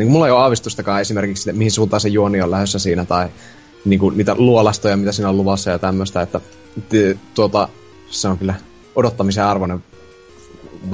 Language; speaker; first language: Finnish; native; Finnish